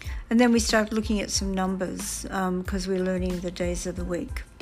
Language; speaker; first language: English; native; English